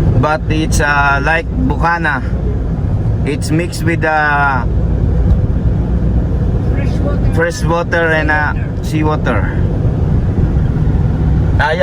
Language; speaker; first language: English; non-native, local second language; Filipino